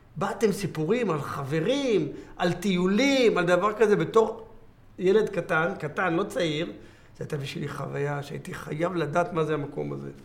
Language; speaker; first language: Hebrew; native; Hebrew